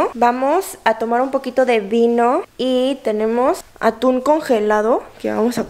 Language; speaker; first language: Spanish; early bilingual, other home language; Korean